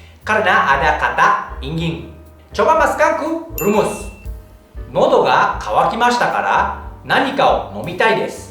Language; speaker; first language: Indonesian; non-native, fluent; Japanese